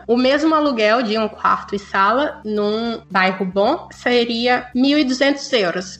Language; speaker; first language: Portuguese; native; Portuguese